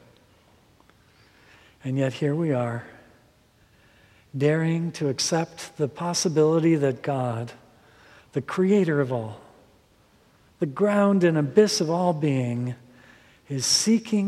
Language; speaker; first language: English; native; English